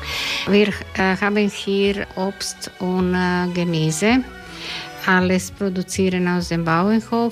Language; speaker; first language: German; non-native, learner; Croatian